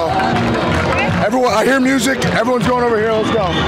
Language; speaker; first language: English; native; English